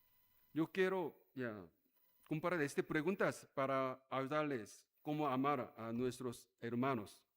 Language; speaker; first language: Spanish; non-native, learner; Korean